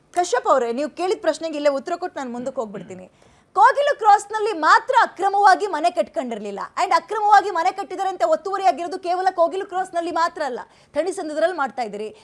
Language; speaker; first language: Kannada; native; Kannada